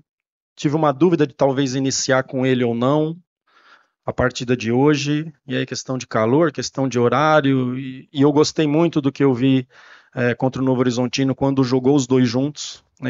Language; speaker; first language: Portuguese; native; Portuguese